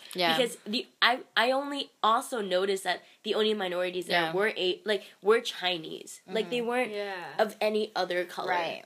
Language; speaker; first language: English; non-native, local second language; Cantonese